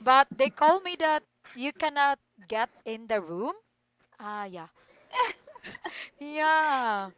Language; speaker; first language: English; non-native, fluent; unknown